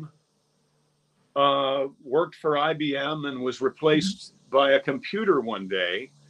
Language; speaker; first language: English; native; English